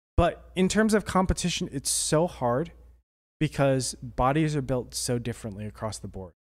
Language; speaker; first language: English; native; English